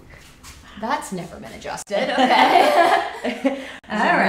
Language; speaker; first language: English; native; English